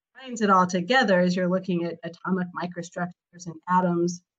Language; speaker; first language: English; native; English